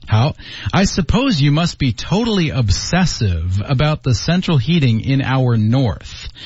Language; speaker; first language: English; native; English